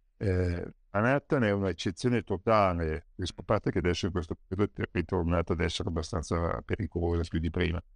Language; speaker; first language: Italian; native; Italian